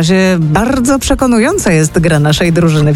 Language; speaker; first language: Polish; native; Polish